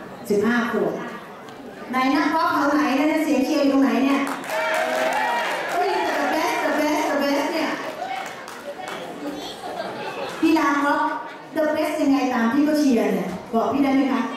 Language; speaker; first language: Thai; native; Thai